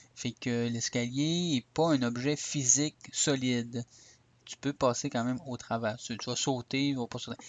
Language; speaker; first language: French; native; French